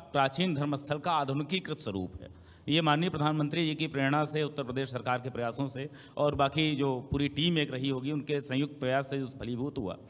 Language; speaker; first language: Hindi; native; Hindi